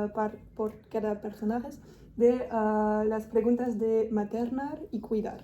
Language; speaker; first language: Spanish; non-native, fluent; French